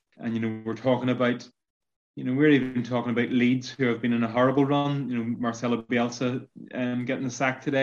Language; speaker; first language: English; native; English